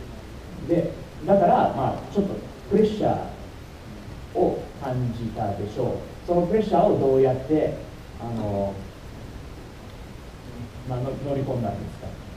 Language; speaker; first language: Japanese; non-native, fluent; English